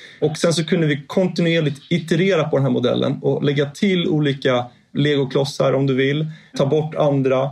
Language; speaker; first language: Swedish; native; Swedish